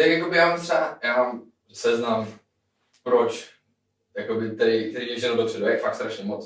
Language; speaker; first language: Czech; native; Czech